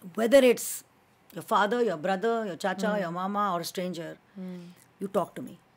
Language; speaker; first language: English; early bilingual, other home language; Hindi